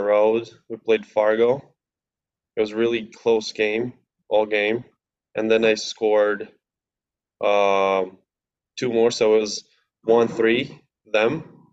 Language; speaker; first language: English; non-native, fluent; Latvian